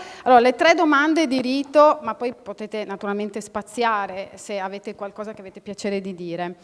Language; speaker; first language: Italian; native; Italian